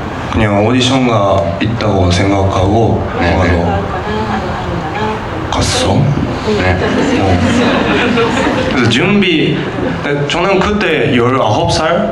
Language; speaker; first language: Korean; non-native, learner; Japanese